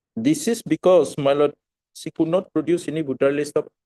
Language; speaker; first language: English; non-native, local second language; Assamese